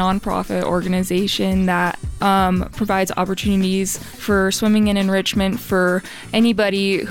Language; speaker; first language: English; native; English